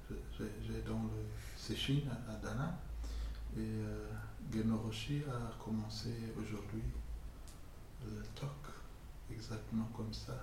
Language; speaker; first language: French; non-native, fluent; English